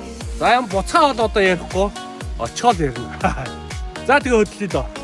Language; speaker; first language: Mongolian; native; Mongolian